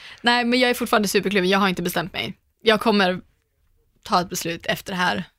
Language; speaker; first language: Swedish; native; Swedish